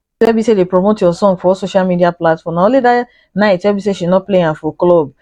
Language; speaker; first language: Nigerian Pidgin; native; Nigerian Pidgin